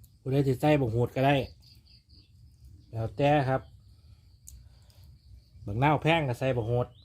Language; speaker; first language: Thai; non-native, local second language; Northeastern Thai